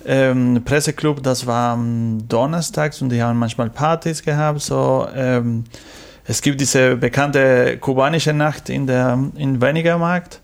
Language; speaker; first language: German; non-native, learner; Spanish